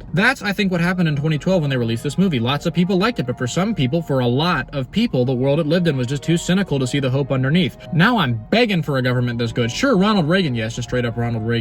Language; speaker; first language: English; native; English